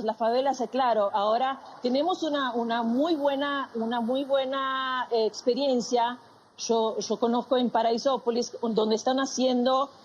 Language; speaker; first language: Spanish; non-native, fluent; Portuguese